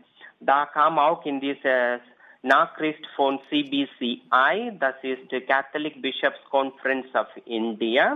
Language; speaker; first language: German; non-native, learner; Tamil